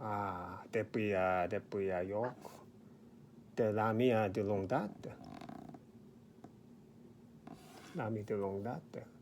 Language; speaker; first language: French; non-native, learner; Korean